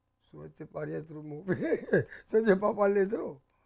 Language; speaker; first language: French; early bilingual, heritage; French